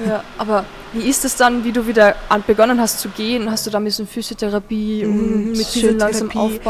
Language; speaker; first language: German; native; German